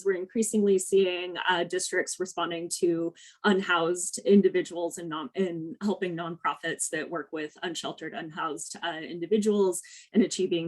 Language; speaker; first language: English; native; English